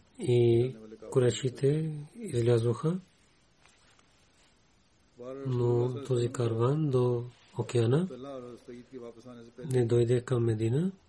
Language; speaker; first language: Bulgarian; non-native, learner; Urdu